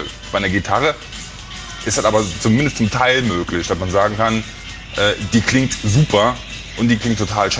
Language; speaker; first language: German; native; German